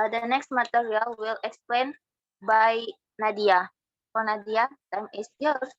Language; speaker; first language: English; non-native, learner; Indonesian